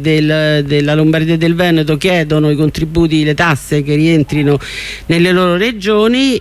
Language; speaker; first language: Italian; native; Italian